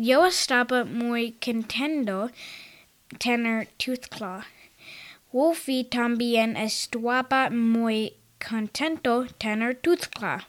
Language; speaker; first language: Spanish; non-native, learner; English